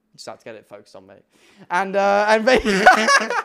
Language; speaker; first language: English; native; English